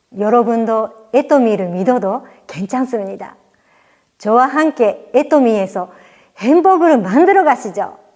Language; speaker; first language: Korean; non-native, fluent; Japanese